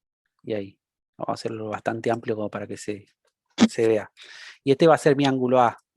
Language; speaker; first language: Spanish; native; Spanish